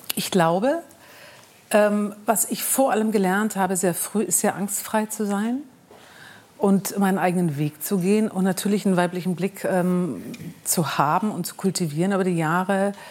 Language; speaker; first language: German; native; German